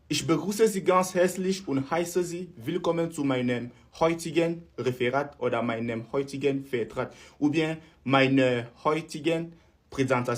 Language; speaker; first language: German; non-native, fluent; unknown